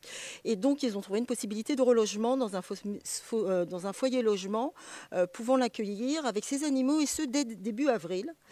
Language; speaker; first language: French; native; French